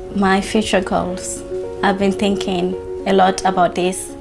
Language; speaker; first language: English; non-native, fluent; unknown